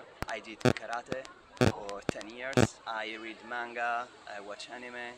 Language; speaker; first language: English; non-native, learner; Italian